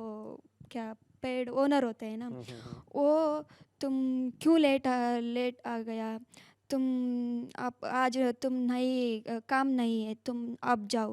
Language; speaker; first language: Hindi; non-native, local second language; Kannada